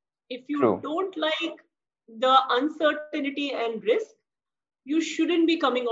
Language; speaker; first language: English; non-native, local second language; Hindi